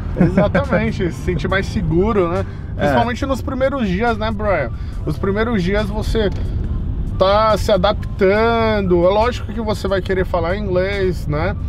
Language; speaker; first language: Portuguese; native; Portuguese